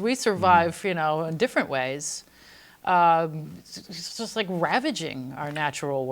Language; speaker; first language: English; native; English